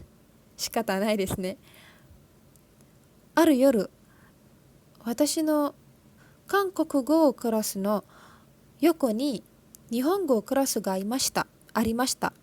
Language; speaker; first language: Japanese; non-native, learner; Malay